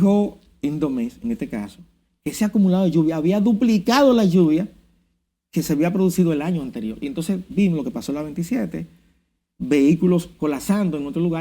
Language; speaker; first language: Spanish; native; Spanish